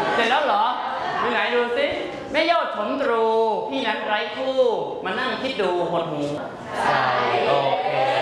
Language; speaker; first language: Thai; native; Thai